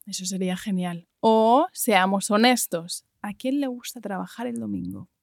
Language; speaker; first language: Spanish; native; Spanish